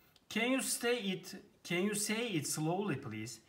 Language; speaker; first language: English; non-native, fluent; Turkish